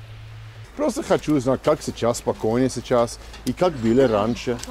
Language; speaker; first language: Russian; non-native, learner; English